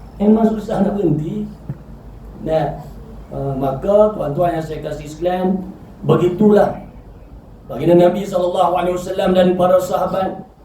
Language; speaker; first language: Malay; native; Malay